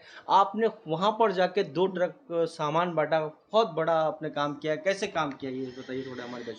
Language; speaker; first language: Hindi; native; Hindi